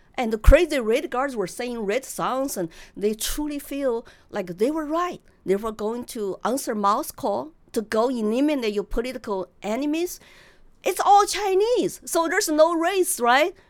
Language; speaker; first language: English; non-native, fluent; Chinese